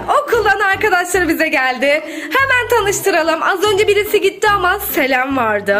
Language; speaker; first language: Turkish; native; Turkish